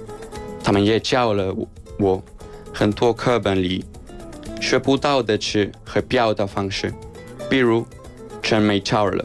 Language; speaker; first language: Chinese; non-native, fluent; Spanish